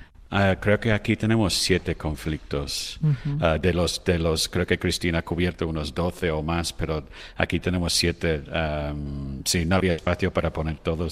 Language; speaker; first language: Spanish; non-native, fluent; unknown